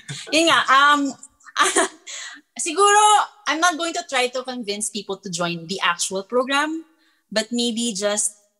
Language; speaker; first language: English; non-native, local second language; Filipino